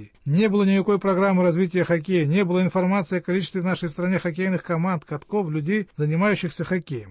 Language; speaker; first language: Russian; native; Russian